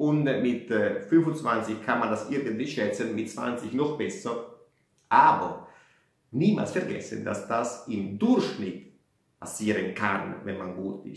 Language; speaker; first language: German; non-native, fluent; Italian